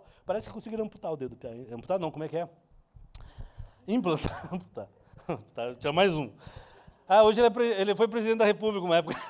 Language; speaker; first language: Portuguese; native; Portuguese